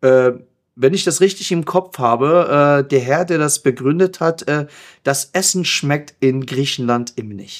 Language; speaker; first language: German; non-native, fluent; Persian